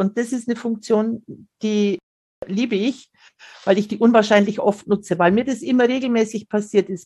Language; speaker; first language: German; native; German